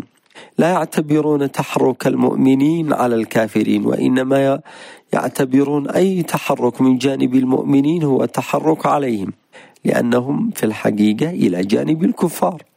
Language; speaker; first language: Arabic; native; Arabic